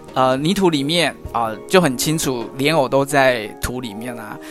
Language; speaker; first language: Chinese; native; Chinese